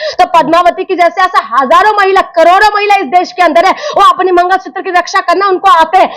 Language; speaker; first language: Hindi; non-native, local second language; Assamese